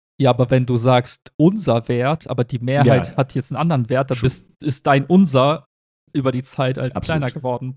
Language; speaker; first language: German; native; German